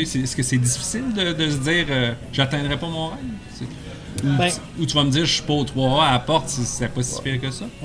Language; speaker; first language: French; native; French